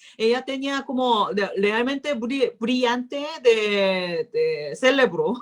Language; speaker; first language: Spanish; non-native, learner; Korean